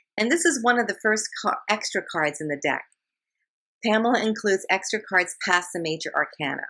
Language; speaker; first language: English; native; English